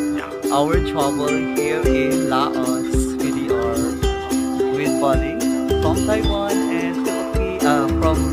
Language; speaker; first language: English; non-native, learner; Filipino